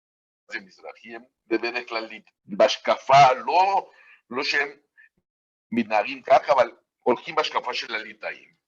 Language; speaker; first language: Hebrew; non-native, fluent; Spanish